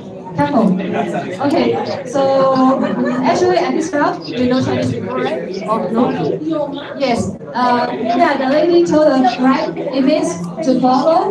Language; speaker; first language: English; non-native, fluent; Chinese